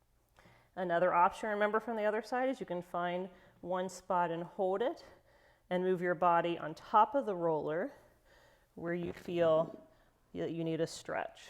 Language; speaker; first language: English; native; English